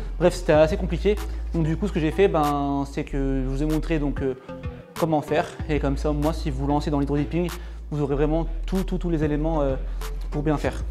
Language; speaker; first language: French; native; French